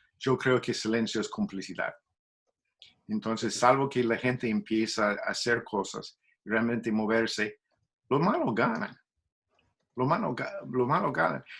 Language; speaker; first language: Spanish; non-native, fluent; English